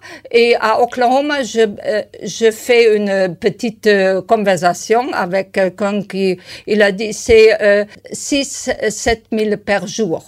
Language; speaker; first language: French; non-native, learner; German